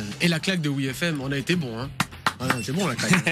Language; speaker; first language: French; native; French